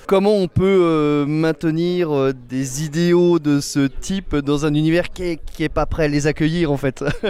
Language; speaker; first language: French; native; French